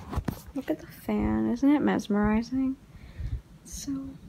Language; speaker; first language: English; native; English